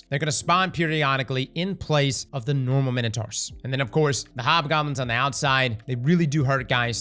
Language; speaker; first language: English; native; English